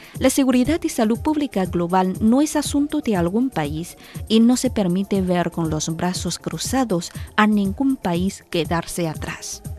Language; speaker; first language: Spanish; non-native, fluent; Chinese